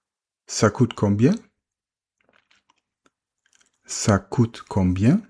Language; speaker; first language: French; non-native, fluent; German